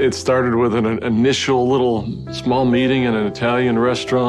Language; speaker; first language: English; native; English